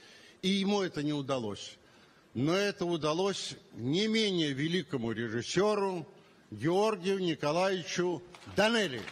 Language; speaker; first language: Russian; native; Russian